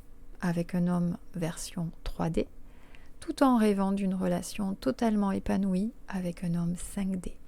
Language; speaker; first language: French; native; French